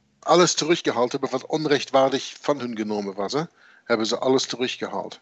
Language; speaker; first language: Dutch; native; Dutch